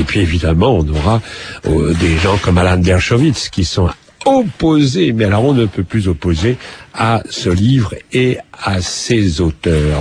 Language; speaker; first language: French; native; French